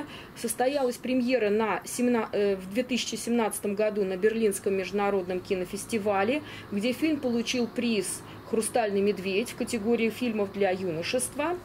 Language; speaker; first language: Russian; native; Russian